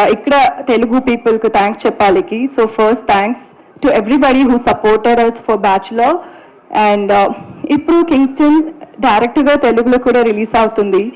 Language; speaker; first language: Telugu; non-native, learner; Tamil